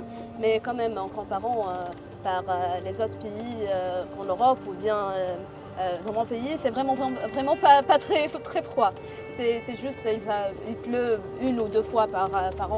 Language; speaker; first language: French; non-native, learner; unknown